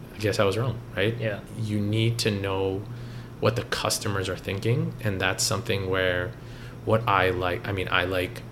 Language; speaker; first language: English; native; English